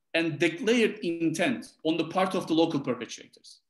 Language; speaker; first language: English; non-native, fluent; Turkish